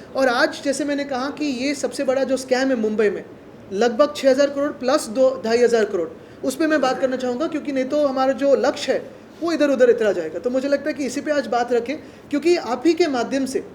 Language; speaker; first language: Hindi; non-native, local second language; Marathi